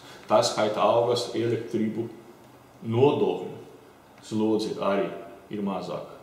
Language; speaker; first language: Latvian; early bilingual, heritage; Portuguese